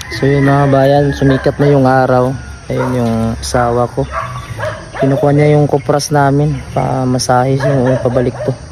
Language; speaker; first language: Filipino; non-native, local second language; Cebuano